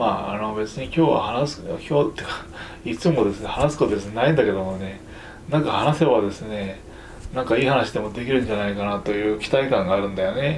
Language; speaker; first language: Japanese; native; Japanese